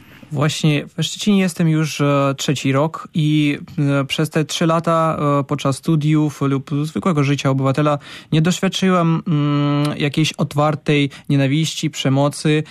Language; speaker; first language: Polish; non-native, fluent; Ukrainian